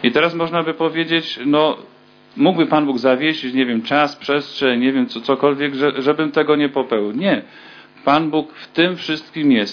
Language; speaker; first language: Polish; native; Polish